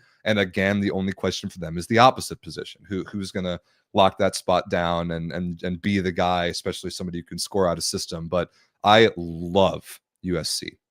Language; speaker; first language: English; native; English